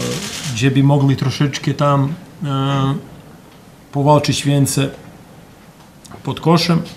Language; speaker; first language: Polish; non-native, fluent; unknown